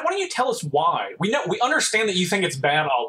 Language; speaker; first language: English; native; English